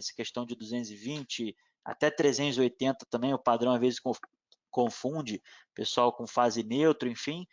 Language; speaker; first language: Portuguese; native; Portuguese